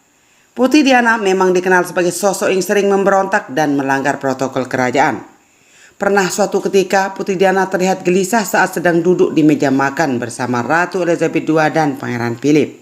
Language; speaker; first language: Indonesian; native; Indonesian